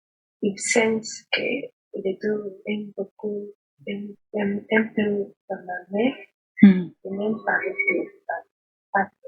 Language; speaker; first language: French; non-native, learner; Spanish